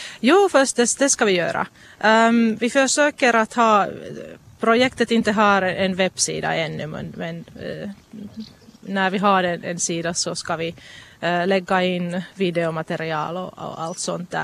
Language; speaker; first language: Swedish; non-native, local second language; Finnish